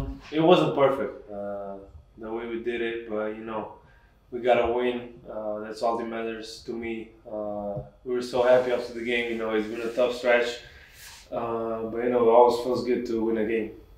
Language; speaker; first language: English; non-native, fluent; Slovenian